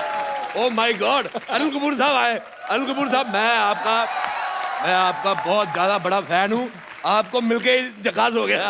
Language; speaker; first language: Hindi; native; Hindi